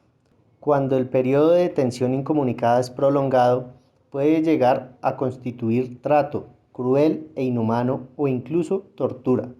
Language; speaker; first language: Spanish; native; Spanish